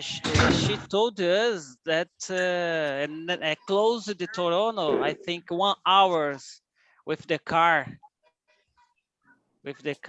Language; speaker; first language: English; non-native, learner; Portuguese